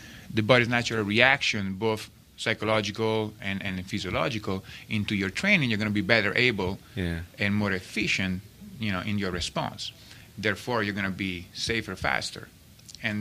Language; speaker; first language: English; non-native, fluent; Italian